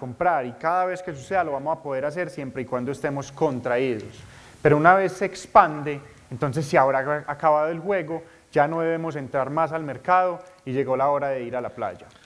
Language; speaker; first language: Spanish; native; Spanish